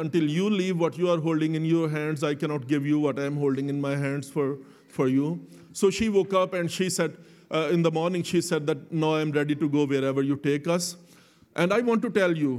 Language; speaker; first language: English; non-native, local second language; Urdu